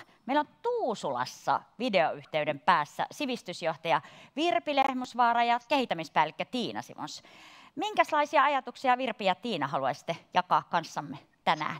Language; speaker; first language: Finnish; native; Finnish